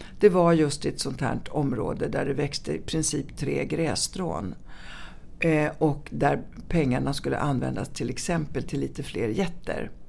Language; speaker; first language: Swedish; early bilingual, other home language; Italian